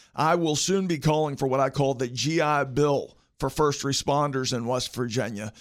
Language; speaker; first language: English; native; English